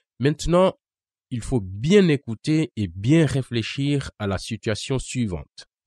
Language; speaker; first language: French; non-native, local second language; Wolof